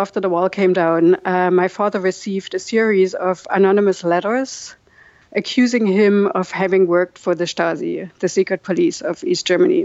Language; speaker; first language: English; non-native, fluent; German